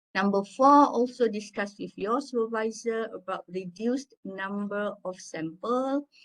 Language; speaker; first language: English; non-native, local second language; Malay